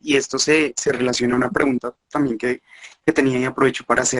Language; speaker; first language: Spanish; native; Spanish